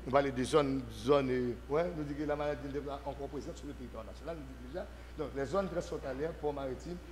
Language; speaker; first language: French; non-native, local second language; Haitian Creole